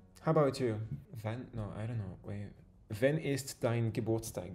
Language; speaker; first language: German; non-native, learner; French